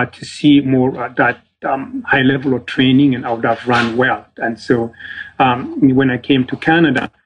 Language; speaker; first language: English; non-native, fluent; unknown